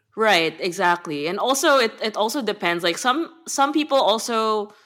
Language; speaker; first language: English; non-native, local second language; Filipino